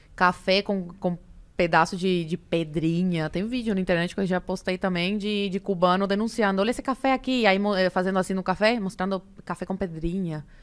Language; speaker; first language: Portuguese; early bilingual, other home language; Spanish